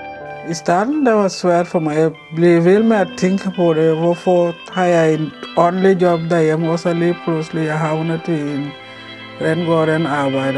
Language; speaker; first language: Danish; non-native, learner; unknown